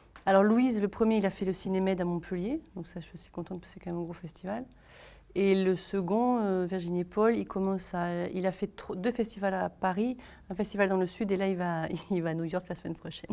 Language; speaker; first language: French; native; French